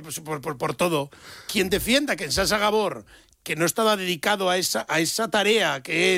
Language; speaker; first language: Spanish; native; Spanish